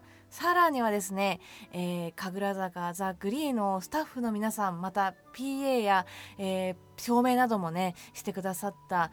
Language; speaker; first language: Japanese; native; Japanese